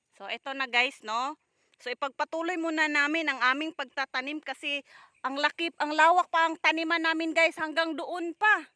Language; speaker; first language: Filipino; non-native, local second language; Cebuano